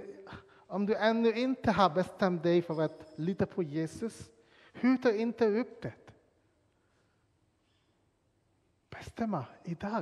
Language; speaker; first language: Swedish; non-native, fluent; English